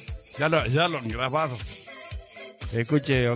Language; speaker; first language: Spanish; native; Spanish